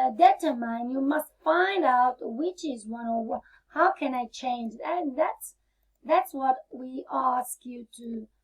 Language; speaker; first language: English; non-native, fluent; Italian